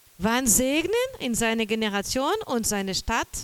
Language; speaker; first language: German; non-native, fluent; Portuguese